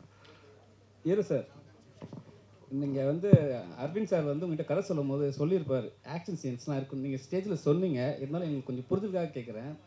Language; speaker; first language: Tamil; native; Tamil